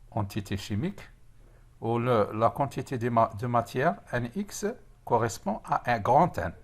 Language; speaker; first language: French; non-native, local second language; Arabic